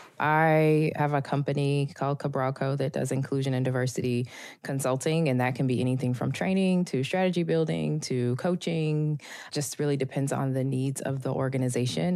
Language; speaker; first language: English; native; English